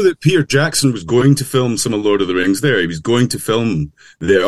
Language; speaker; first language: English; native; English